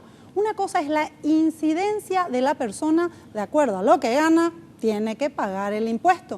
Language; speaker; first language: Spanish; native; Spanish